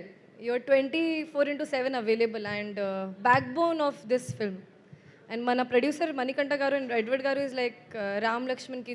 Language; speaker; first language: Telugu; non-native, fluent; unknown